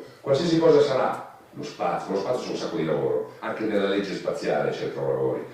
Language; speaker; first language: Italian; native; Italian